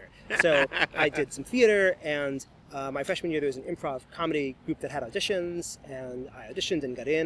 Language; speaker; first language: English; native; English